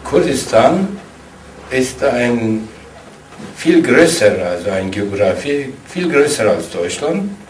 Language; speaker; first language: German; non-native, fluent; Kurdish